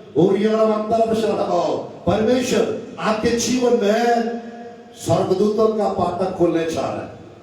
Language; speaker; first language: Hindi; non-native, local second language; Telugu